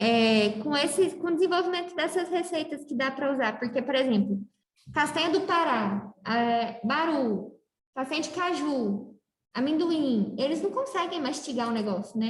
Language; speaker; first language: Portuguese; native; Portuguese